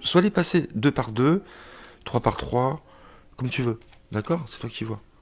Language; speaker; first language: French; native; French